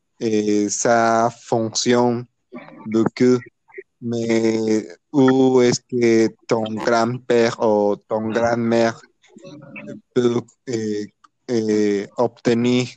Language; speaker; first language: French; non-native, learner; Spanish